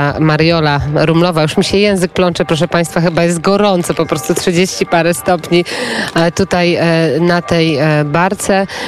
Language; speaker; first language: Polish; native; Polish